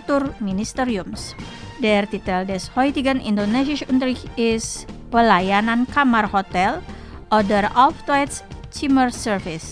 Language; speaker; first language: German; non-native, fluent; Indonesian